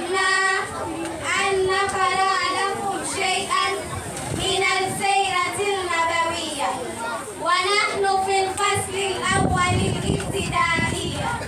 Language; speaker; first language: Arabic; non-native, learner; Swahili